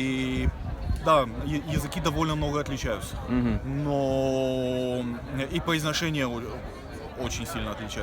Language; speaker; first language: Russian; early bilingual, other home language; Bulgarian